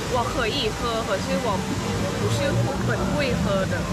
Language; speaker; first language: Chinese; non-native, fluent; Thai